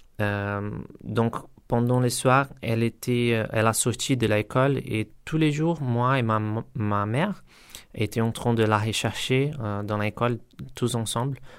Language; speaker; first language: French; non-native, learner; Portuguese